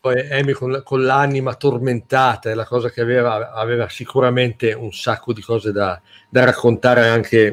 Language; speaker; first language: Italian; native; Italian